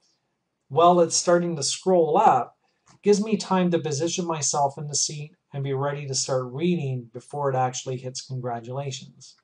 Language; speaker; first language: English; native; English